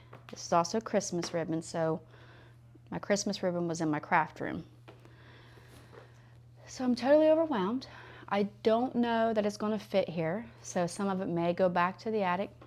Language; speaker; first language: English; native; English